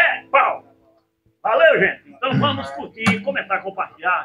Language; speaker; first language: Portuguese; native; Portuguese